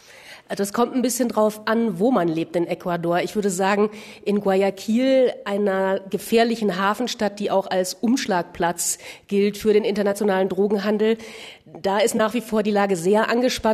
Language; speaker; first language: German; native; German